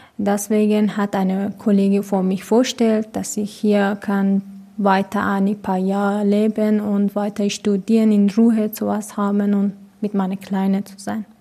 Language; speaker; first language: German; non-native, learner; Persian